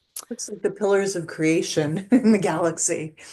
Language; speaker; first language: English; native; English